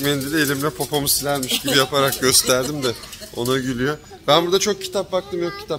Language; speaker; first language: Turkish; native; Turkish